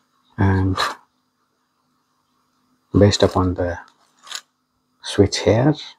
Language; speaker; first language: English; non-native, fluent; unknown